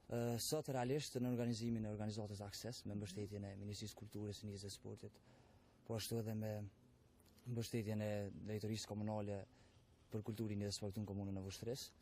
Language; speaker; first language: Albanian; native; Albanian